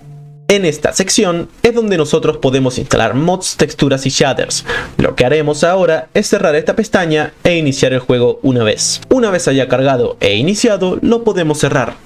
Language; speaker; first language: Spanish; native; Spanish